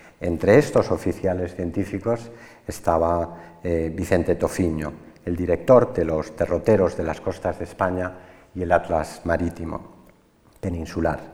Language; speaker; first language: Spanish; native; Spanish